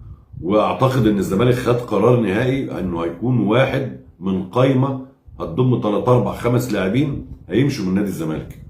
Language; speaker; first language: Arabic; native; Arabic